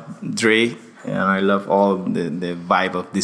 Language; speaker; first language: English; non-native, fluent; Spanish